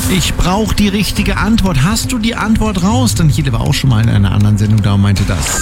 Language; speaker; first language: German; native; German